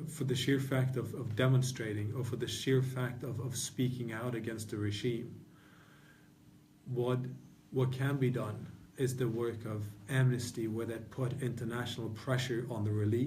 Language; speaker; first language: English; non-native, fluent; Norwegian